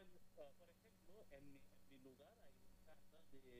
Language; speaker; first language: Spanish; non-native, fluent; Bangla